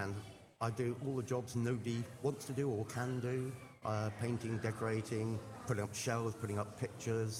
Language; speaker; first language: English; native; English